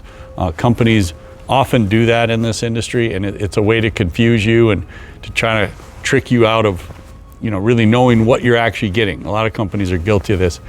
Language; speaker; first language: English; native; English